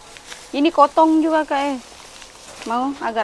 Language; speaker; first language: Indonesian; native; Indonesian